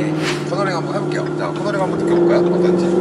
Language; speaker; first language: Korean; native; Korean